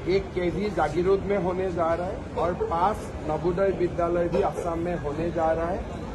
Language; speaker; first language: Hindi; non-native, local second language; Assamese